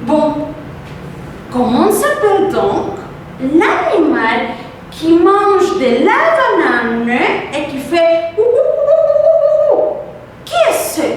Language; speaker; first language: French; non-native, fluent; Spanish